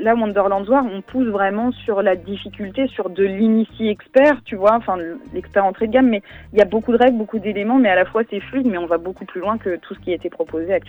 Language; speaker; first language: French; native; French